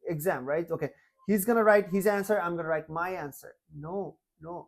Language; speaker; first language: Bangla; native; Bangla